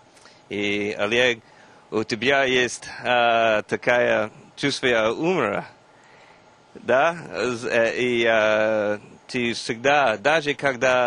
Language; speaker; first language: Russian; non-native, fluent; English